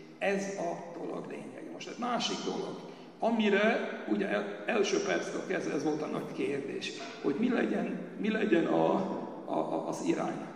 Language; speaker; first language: Hungarian; early bilingual, heritage; Hungarian